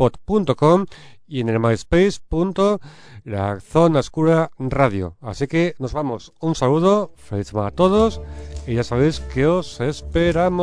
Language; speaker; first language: Spanish; native; Spanish